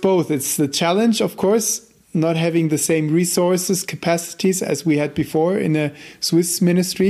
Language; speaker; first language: English; non-native, fluent; German